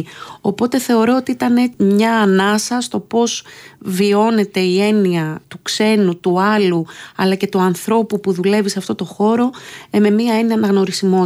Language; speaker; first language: Greek; native; Greek